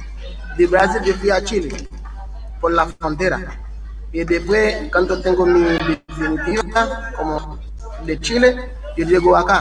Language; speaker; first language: Spanish; non-native, learner; Haitian Creole